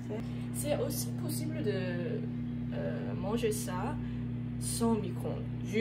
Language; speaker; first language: French; non-native, learner; English